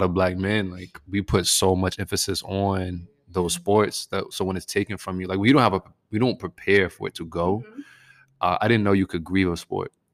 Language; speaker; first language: English; native; English